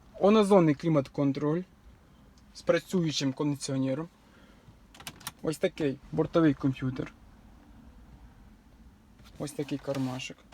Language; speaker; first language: Ukrainian; native; Ukrainian